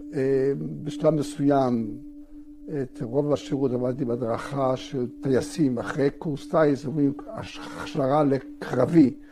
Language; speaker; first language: Hebrew; native; Hebrew